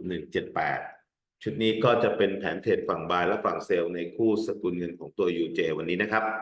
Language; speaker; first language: Thai; native; Thai